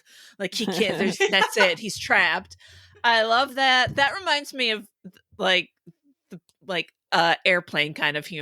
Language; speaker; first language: English; native; English